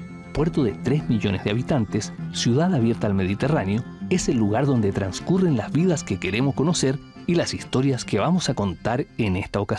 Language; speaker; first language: Spanish; native; Spanish